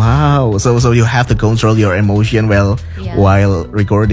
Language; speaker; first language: English; non-native, local second language; Indonesian